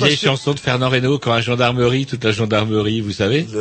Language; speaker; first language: French; native; French